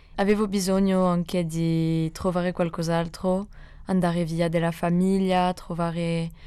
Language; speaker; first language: Italian; non-native, fluent; French